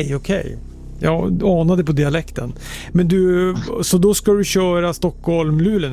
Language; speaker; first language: Swedish; native; Swedish